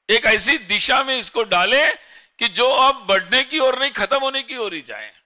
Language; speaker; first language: Hindi; non-native, local second language; Marathi